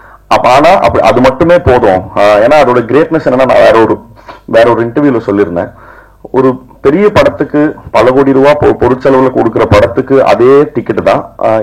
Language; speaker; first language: Tamil; native; Tamil